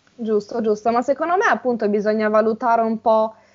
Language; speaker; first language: Italian; native; Italian